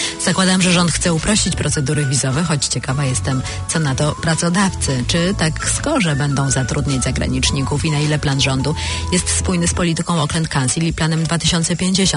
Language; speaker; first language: Polish; native; Polish